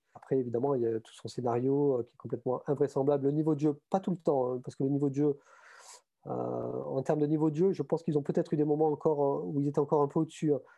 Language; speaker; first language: French; native; French